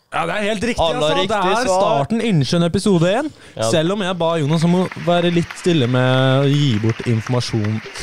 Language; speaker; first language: Norwegian; native; Norwegian